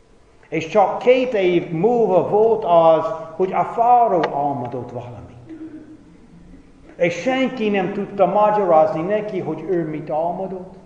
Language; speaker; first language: Hungarian; non-native, fluent; English